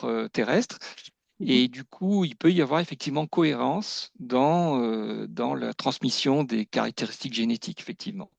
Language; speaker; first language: French; native; French